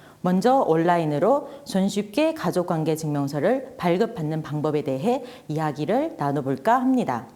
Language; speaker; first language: Korean; non-native, fluent; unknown